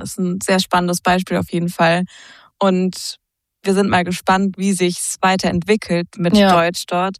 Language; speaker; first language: German; native; German